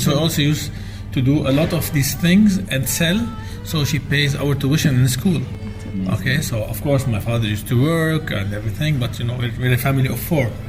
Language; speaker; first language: English; non-native, fluent; Arabic